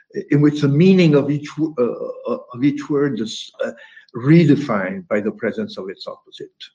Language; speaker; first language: English; non-native, fluent; Italian